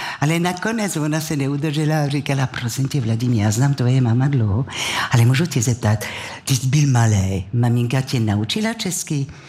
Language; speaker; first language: Czech; non-native, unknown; French